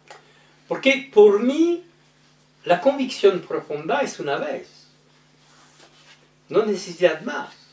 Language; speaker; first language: Spanish; non-native, learner; French